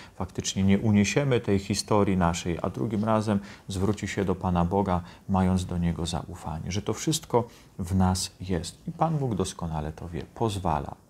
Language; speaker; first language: Polish; native; Polish